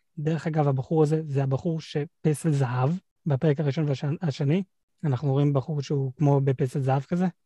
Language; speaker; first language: Hebrew; native; Hebrew